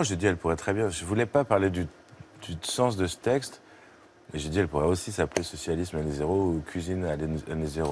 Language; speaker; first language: French; native; French